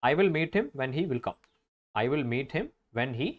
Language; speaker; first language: English; non-native, local second language; Malayalam